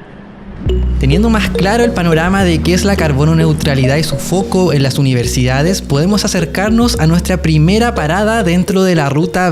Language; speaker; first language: Spanish; native; Spanish